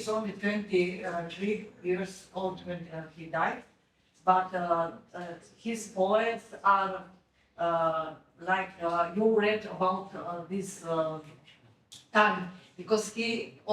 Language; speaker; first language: English; non-native, learner; French